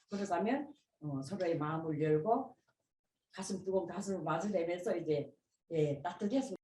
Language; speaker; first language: Korean; native; Korean